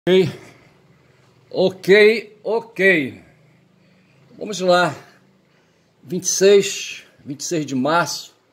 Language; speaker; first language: Portuguese; native; Portuguese